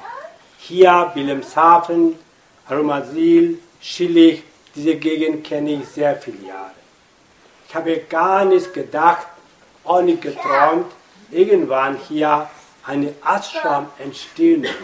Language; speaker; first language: German; non-native, fluent; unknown